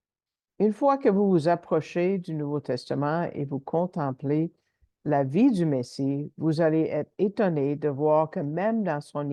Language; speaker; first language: French; native; French